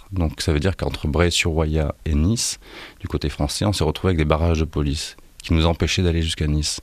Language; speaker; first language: French; native; French